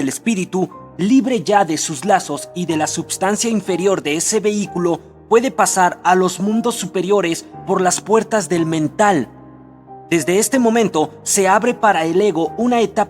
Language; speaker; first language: Spanish; native; Spanish